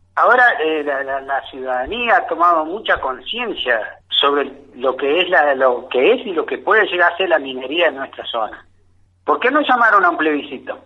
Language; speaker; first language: Spanish; native; Spanish